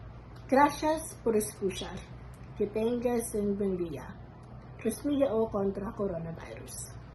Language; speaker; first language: Spanish; non-native, learner; Filipino